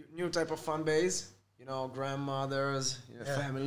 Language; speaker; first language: English; non-native, fluent; Italian